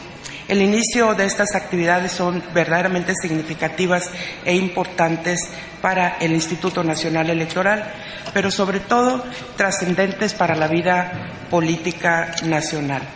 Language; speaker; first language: Spanish; native; Spanish